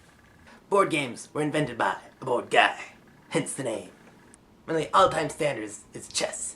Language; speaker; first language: English; native; English